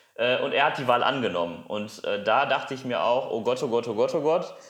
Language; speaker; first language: German; native; German